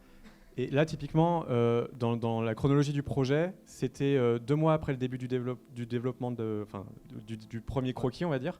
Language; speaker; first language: French; native; French